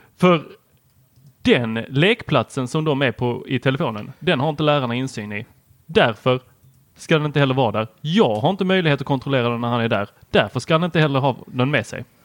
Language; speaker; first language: Swedish; native; Swedish